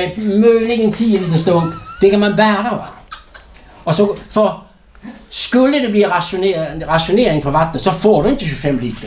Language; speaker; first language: Swedish; non-native, fluent; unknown